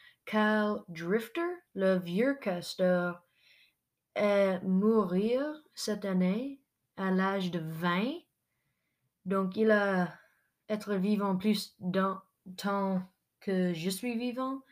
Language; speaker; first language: French; non-native, local second language; English